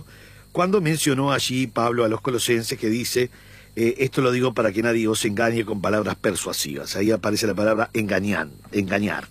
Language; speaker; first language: Spanish; native; Spanish